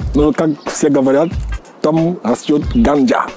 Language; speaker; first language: Russian; non-native, fluent; Jamaican Creole English